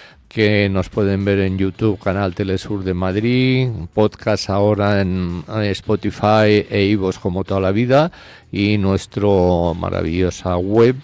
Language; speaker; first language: Spanish; native; Spanish